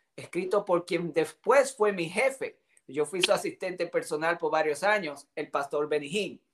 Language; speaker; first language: Spanish; native; Spanish